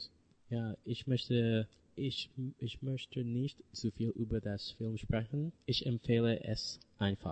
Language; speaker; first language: German; non-native, learner; English